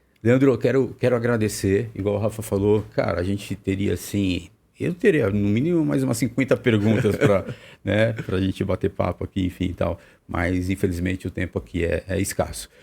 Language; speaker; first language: Portuguese; native; Portuguese